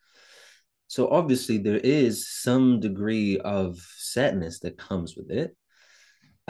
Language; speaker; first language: English; non-native, fluent; Italian